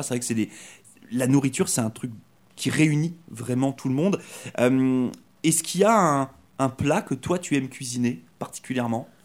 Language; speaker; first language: French; native; French